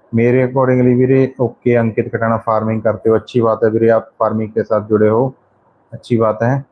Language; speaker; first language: Hindi; non-native, local second language; Punjabi